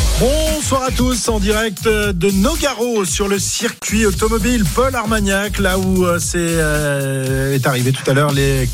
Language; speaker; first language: French; native; French